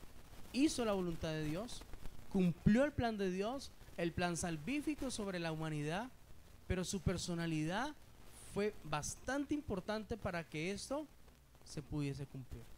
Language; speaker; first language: Spanish; native; Spanish